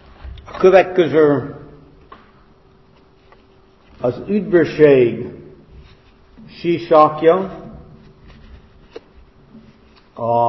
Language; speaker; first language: Hungarian; non-native, fluent; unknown